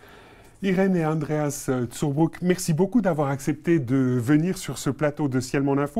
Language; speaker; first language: French; native; French